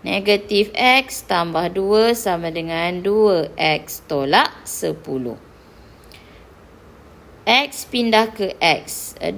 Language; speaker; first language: Malay; native; Malay